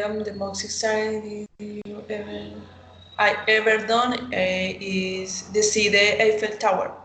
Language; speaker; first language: English; non-native, learner; Spanish